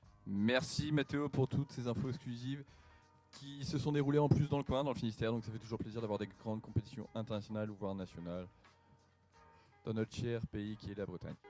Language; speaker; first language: French; native; French